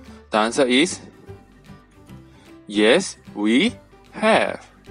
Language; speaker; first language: English; non-native, local second language; Chinese